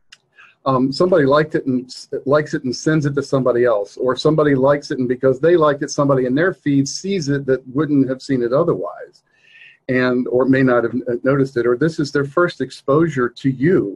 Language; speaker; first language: English; native; English